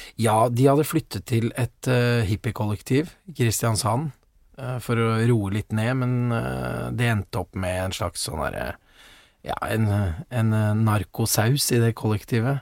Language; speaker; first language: Norwegian; native; Norwegian